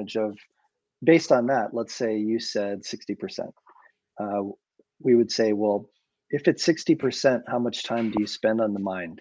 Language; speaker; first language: English; native; English